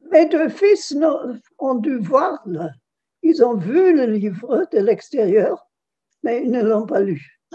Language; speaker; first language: French; non-native, fluent; German